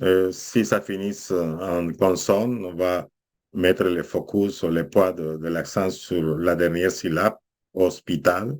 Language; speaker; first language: French; non-native, fluent; Spanish